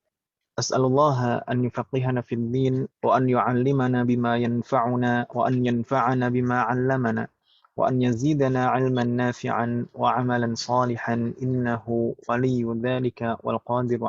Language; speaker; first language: Arabic; non-native, fluent; Indonesian